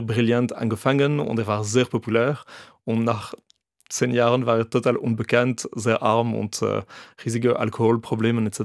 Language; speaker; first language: German; non-native, fluent; French